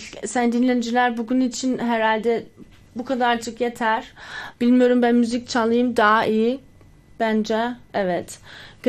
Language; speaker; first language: Turkish; early bilingual, heritage; Turkish